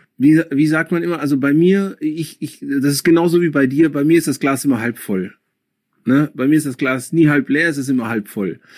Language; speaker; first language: German; early bilingual, other home language; Akan